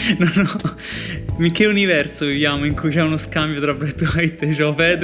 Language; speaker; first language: Italian; native; Italian